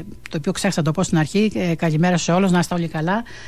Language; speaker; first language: Greek; native; Greek